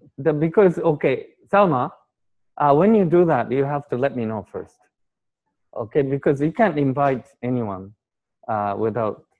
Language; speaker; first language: English; non-native, fluent; Japanese